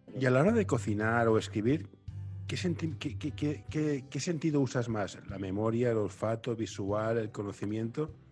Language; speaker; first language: Spanish; native; Spanish